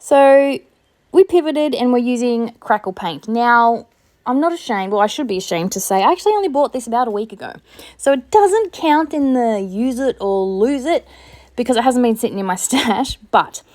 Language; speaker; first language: English; native; English